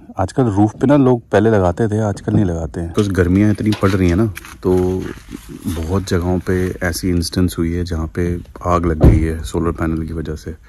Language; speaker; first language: Hindi; native; Hindi